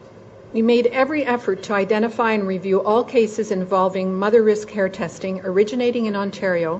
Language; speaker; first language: English; native; English